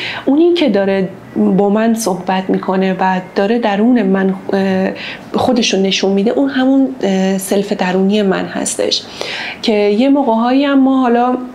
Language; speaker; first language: Persian; native; Persian